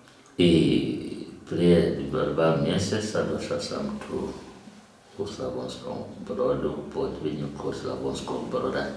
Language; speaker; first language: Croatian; non-native, learner; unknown